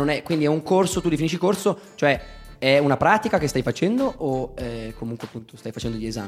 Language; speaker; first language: Italian; native; Italian